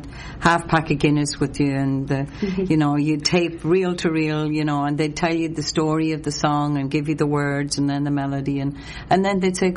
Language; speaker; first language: English; non-native, local second language; Irish